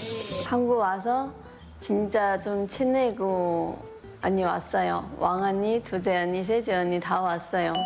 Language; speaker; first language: Korean; non-native, learner; Chinese